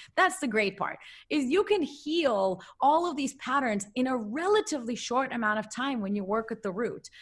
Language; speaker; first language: English; early bilingual, other home language; Russian